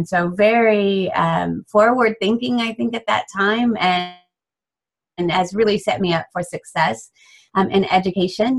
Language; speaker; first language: English; native; English